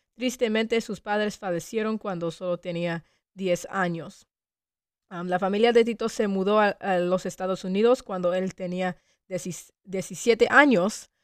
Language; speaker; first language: Spanish; early bilingual, heritage; Spanish